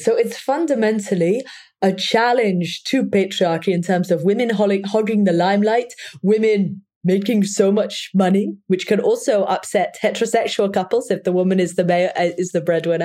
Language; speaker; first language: English; native; English